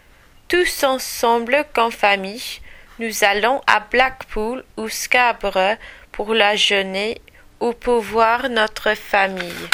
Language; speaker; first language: French; non-native, learner; English